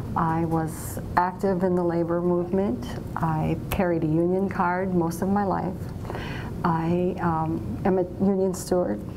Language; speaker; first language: English; native; English